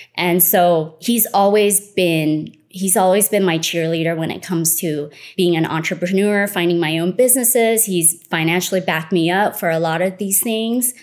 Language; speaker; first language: English; early bilingual, other home language; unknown